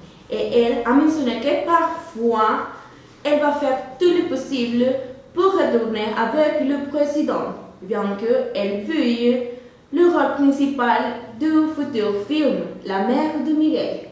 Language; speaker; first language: French; non-native, learner; Spanish